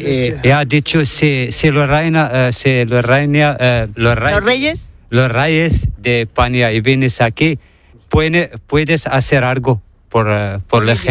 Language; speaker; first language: Spanish; non-native, learner; Arabic